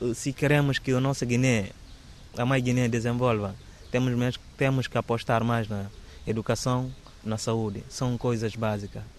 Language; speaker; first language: Portuguese; non-native, local second language; Upper Guinea Crioulo